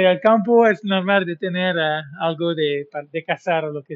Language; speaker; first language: Spanish; non-native, fluent; English